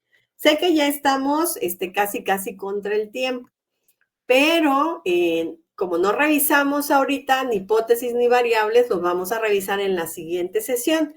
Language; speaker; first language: Spanish; native; Spanish